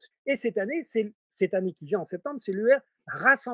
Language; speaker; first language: French; native; French